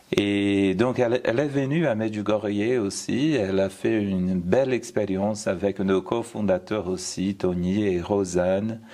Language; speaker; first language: French; non-native, fluent; Portuguese